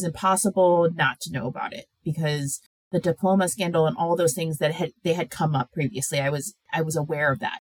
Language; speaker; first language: English; early bilingual, other home language; Korean